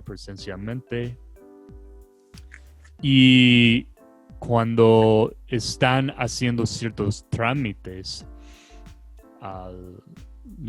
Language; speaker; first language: Spanish; non-native, fluent; English